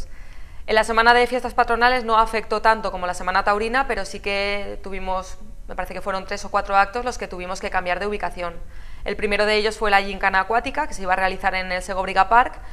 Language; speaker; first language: Spanish; native; Spanish